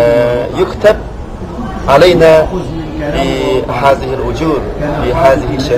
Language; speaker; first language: Arabic; non-native, learner; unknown